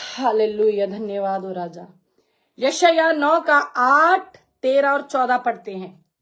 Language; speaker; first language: Hindi; non-native, local second language; Punjabi